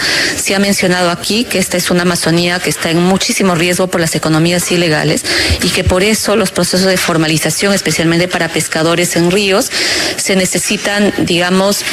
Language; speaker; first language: Spanish; native; Spanish